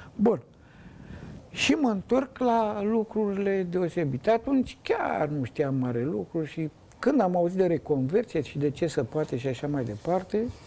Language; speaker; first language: Romanian; native; Romanian